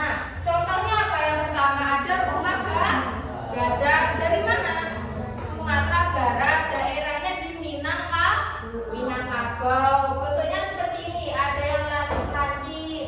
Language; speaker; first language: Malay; non-native, local second language; Javanese